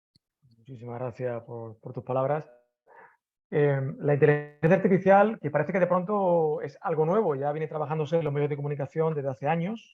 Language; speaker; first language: Spanish; native; Spanish